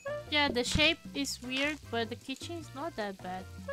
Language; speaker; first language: English; non-native, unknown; Portuguese